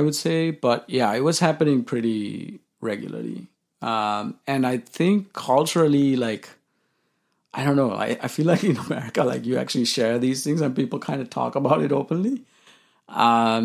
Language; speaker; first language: English; non-native, local second language; Sinhala